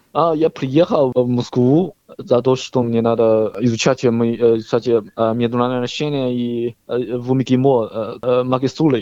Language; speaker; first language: Russian; non-native, learner; Chinese